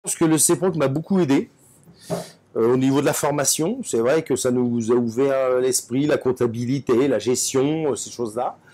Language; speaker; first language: French; native; French